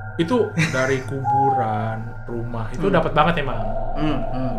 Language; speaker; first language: Indonesian; native; Indonesian